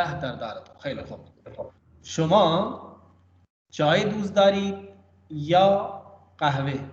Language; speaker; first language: Persian; non-native, fluent; Urdu